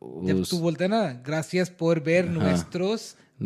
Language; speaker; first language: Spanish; non-native, learner; Hindi